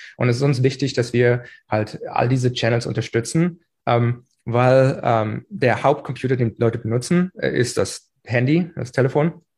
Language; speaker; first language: German; native; German